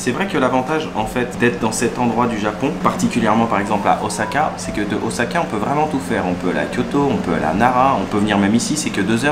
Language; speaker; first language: French; native; French